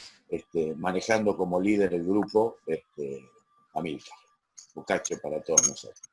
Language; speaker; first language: Spanish; native; Spanish